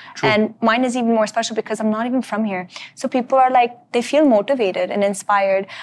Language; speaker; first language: English; native; English